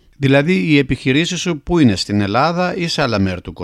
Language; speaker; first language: Greek; native; Greek